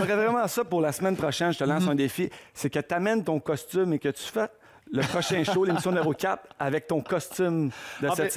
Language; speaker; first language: French; native; French